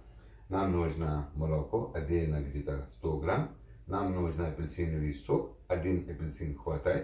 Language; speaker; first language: Russian; non-native, learner; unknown